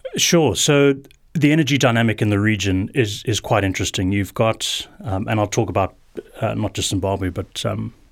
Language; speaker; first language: English; native; English